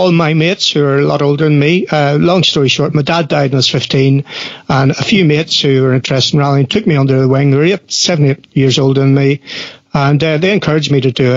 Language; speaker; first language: English; native; English